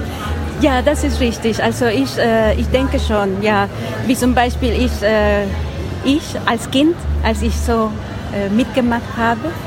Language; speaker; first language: German; non-native, learner; Spanish